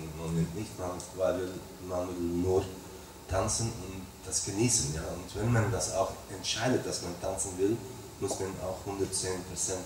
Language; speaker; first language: German; non-native, fluent; Dutch